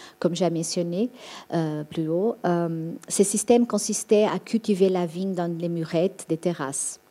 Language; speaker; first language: French; non-native, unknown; Portuguese